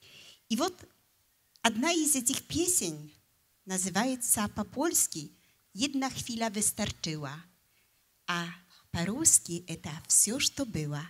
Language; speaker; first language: Russian; non-native, fluent; Polish